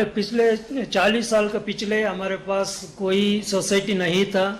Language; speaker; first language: Hindi; non-native, local second language; Kannada